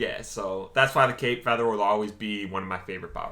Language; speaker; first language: English; native; English